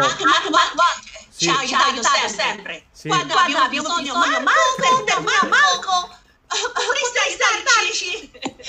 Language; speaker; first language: Italian; non-native, learner; Chinese